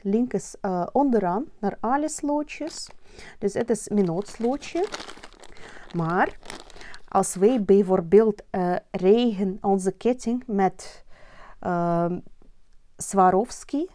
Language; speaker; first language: Dutch; non-native, learner; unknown